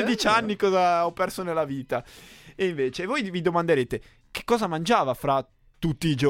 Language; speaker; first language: Italian; native; Italian